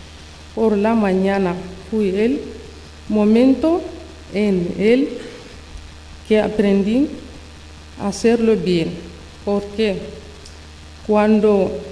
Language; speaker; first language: Spanish; non-native, learner; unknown